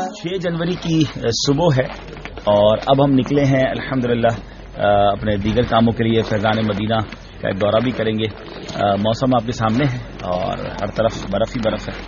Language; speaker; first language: Urdu; native; Urdu